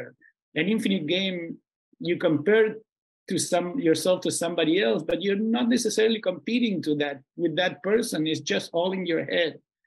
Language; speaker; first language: English; non-native, fluent; Spanish